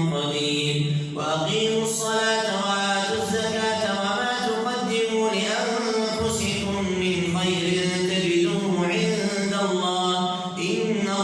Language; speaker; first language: Arabic; native; Arabic